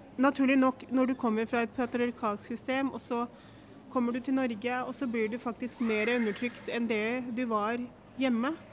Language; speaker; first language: Norwegian; early bilingual, other home language; Urdu